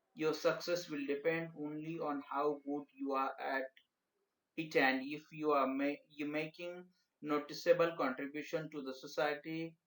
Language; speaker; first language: English; non-native, local second language; Marathi